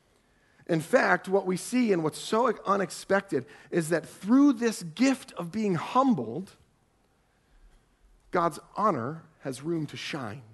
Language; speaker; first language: English; native; English